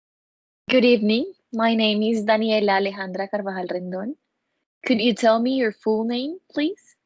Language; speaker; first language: English; non-native, learner; Spanish